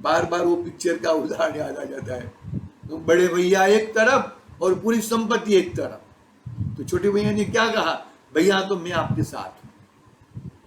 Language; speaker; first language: Hindi; non-native, local second language; Gujarati